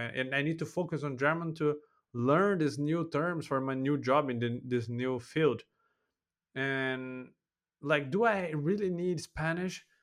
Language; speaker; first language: English; non-native, fluent; Portuguese